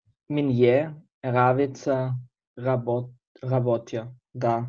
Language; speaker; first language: Russian; non-native, learner; French